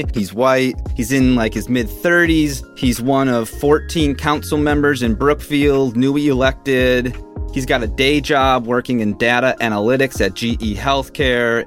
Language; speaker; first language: English; native; English